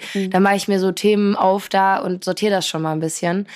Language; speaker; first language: German; early bilingual, other home language; Polish